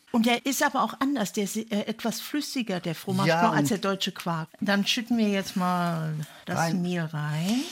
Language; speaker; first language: German; native; German